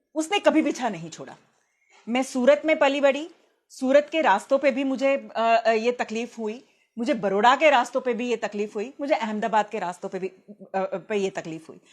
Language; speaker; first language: Hindi; non-native, local second language; Gujarati